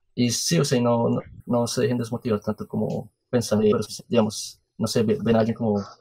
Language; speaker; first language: Spanish; native; Spanish